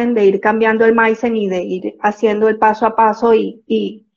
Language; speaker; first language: Spanish; native; Spanish